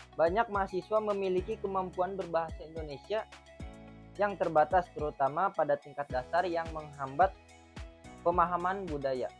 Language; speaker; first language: Indonesian; native; Indonesian